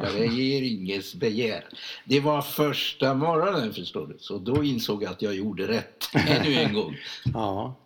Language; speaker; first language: Swedish; non-native, fluent; Hungarian